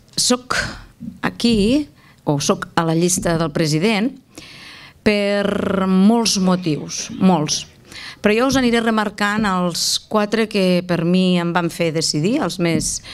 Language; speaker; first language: Catalan; native; Catalan